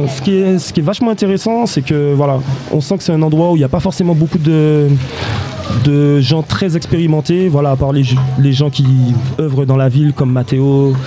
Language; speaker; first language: French; native; French